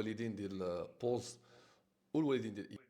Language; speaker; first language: Arabic; native; Arabic